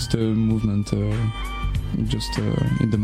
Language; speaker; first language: English; non-native, learner; French